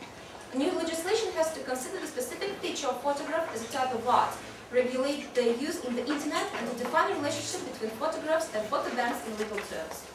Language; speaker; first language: English; non-native, fluent; Russian